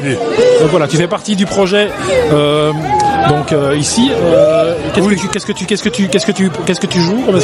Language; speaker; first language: French; native; French